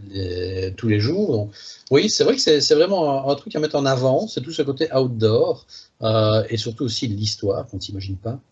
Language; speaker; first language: French; native; French